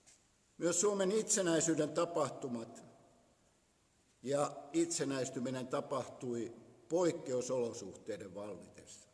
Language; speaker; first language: Finnish; native; Finnish